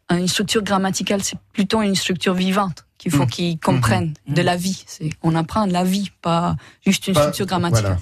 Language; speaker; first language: French; non-native, fluent; Romanian